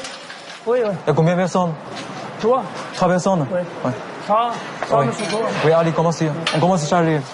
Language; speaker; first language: French; non-native, learner; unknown